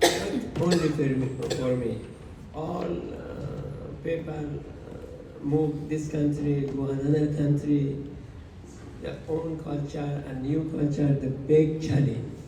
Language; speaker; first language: English; non-native, learner; Persian